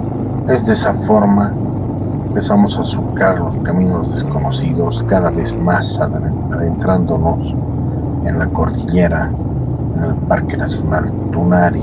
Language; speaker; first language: Spanish; native; Spanish